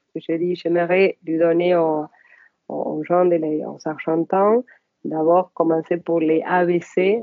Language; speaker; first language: French; non-native, fluent; Spanish